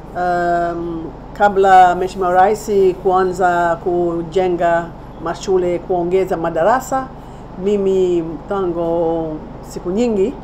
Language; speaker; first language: Swahili; non-native, fluent; Seselwa Creole French